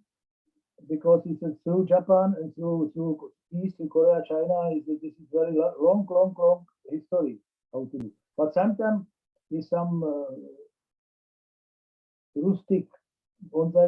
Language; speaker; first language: English; non-native, learner; Czech